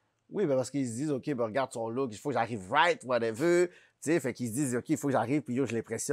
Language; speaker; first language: French; native; French